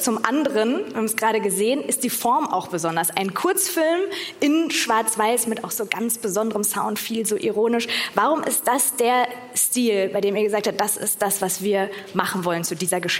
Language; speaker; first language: German; native; German